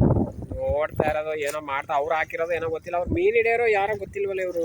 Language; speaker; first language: Kannada; native; Kannada